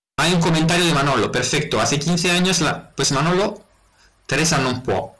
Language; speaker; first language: Spanish; non-native, fluent; Italian